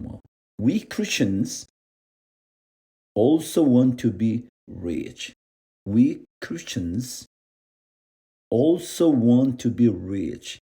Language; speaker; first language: English; non-native, fluent; Korean